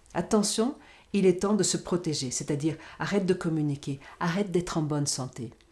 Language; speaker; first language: French; non-native, fluent; Portuguese